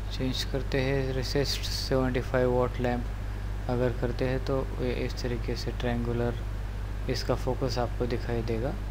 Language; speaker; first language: Hindi; non-native, local second language; Marathi